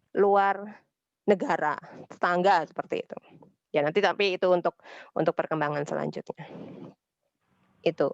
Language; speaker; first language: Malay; non-native, local second language; Javanese